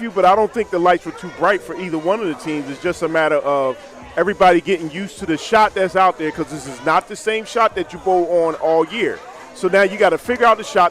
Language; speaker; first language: English; native; English